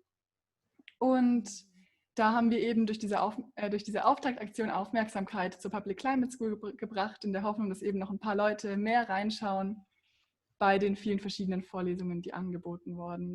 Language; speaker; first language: German; native; German